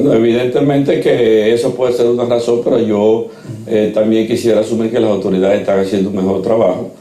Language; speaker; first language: Spanish; native; Spanish